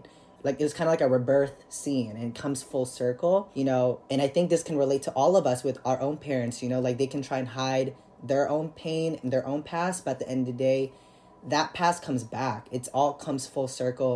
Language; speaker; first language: English; early bilingual, other home language; Cebuano